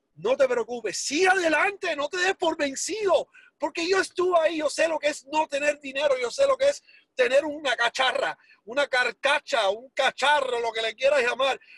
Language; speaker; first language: Spanish; early bilingual, heritage; Spanish